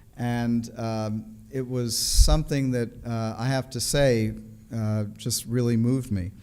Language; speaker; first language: English; native; English